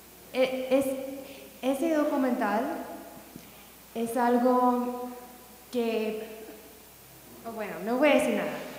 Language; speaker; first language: Spanish; non-native, fluent; English